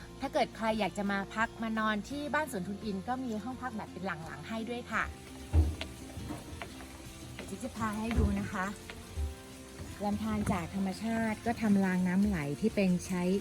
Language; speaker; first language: Thai; native; Thai